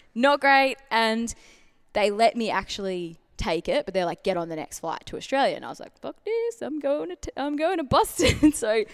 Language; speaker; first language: English; native; English